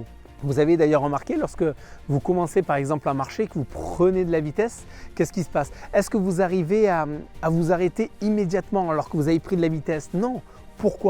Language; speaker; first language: French; native; French